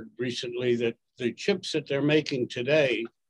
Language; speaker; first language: English; native; English